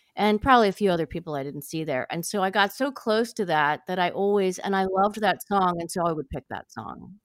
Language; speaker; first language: English; native; English